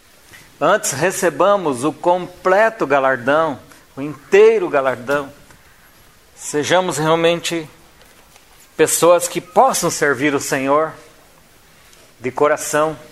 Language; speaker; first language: Portuguese; native; Portuguese